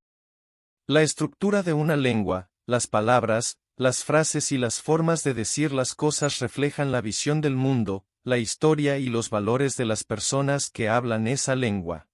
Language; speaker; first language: Spanish; non-native, fluent; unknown